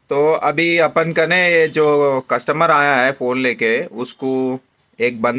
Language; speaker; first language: Hindi; non-native, local second language; Telugu